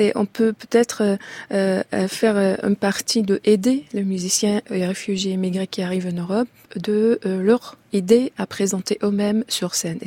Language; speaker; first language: French; non-native, fluent; Arabic